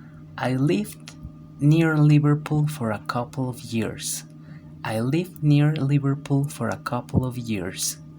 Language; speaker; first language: English; non-native, fluent; Spanish